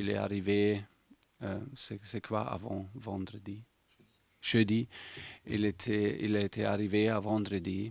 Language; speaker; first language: French; non-native, fluent; German